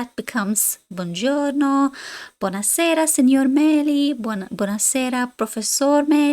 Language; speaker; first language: Italian; non-native, fluent; English